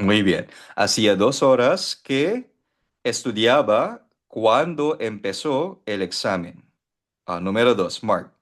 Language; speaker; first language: Spanish; non-native, fluent; Filipino